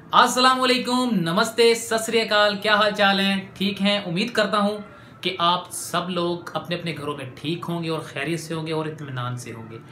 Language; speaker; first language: Urdu; non-native, local second language; Punjabi